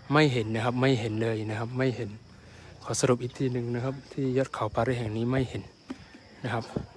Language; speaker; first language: Thai; non-native, local second language; Malay